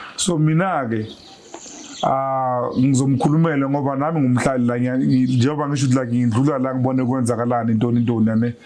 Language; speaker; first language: Zulu; native; Zulu